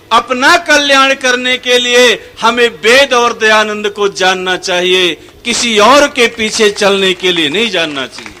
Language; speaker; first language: Hindi; non-native, fluent; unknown